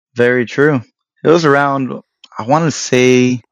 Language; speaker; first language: English; early bilingual, other home language; Spanish